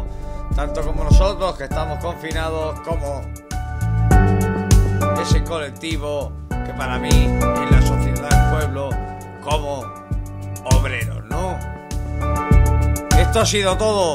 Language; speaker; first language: Spanish; native; Spanish